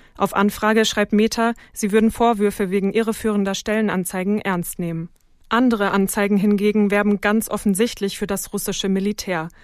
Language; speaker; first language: German; native; German